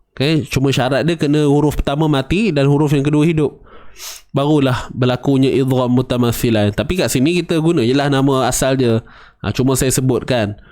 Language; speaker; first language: Malay; native; Malay